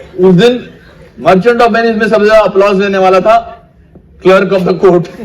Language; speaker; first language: Hindi; native; Hindi